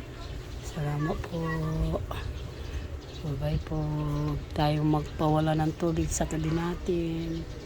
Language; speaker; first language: Filipino; native; Filipino